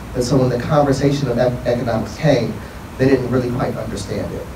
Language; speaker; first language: English; native; English